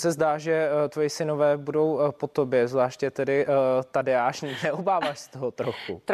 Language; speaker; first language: Czech; native; Czech